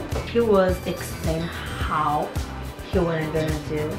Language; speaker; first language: English; non-native, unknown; Portuguese